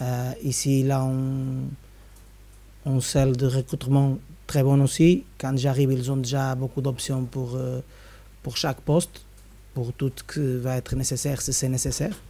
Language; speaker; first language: French; non-native, fluent; Spanish